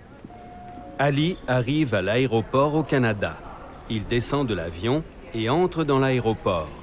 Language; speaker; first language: French; native; French